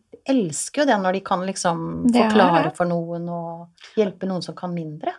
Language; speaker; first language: Norwegian; native; Norwegian